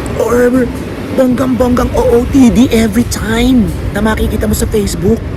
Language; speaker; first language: Filipino; native; Filipino